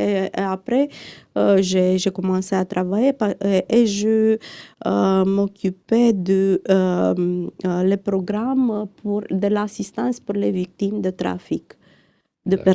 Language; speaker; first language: French; non-native, fluent; Romanian